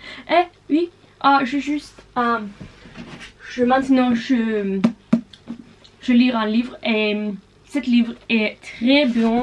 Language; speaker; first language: French; non-native, learner; Norwegian